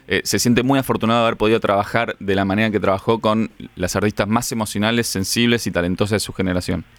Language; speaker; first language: Spanish; native; Spanish